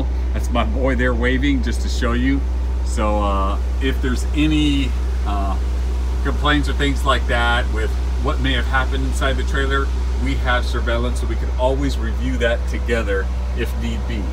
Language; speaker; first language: English; native; English